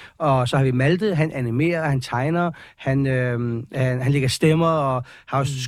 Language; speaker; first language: Danish; early bilingual, other home language; Persian